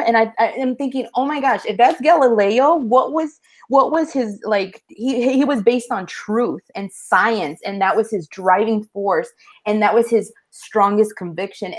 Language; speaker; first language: English; early bilingual, other home language; Spanish